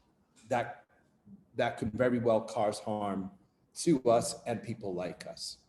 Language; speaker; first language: English; native; English